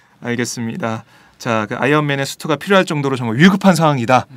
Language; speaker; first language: Korean; native; Korean